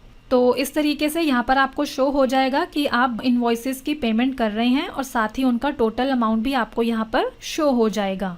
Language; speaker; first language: Hindi; native; Hindi